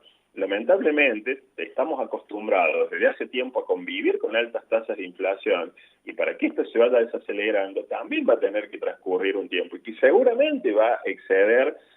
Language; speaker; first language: Spanish; native; Spanish